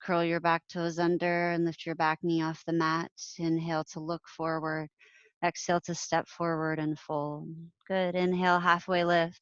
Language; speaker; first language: English; native; English